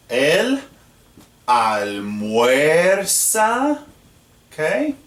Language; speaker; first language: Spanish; non-native, fluent; English